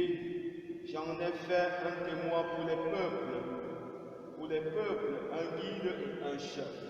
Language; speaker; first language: French; native; French